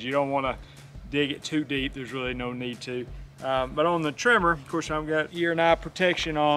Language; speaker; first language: English; native; English